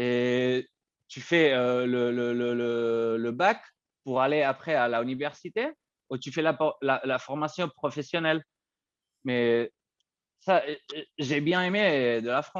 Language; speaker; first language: French; non-native, fluent; Spanish